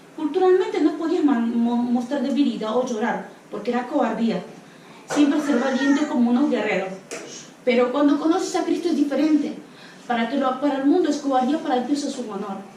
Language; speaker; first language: Spanish; non-native, local second language; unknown